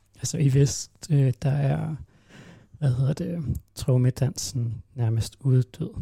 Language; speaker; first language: Danish; non-native, local second language; Kalaallisut